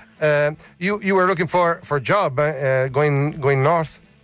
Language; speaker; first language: English; non-native, learner; Italian